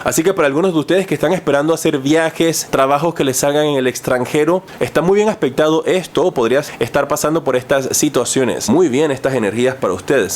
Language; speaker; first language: Spanish; native; Spanish